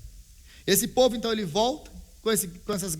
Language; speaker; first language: Portuguese; native; Portuguese